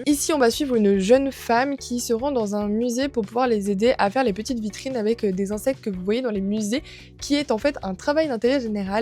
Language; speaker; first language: French; native; French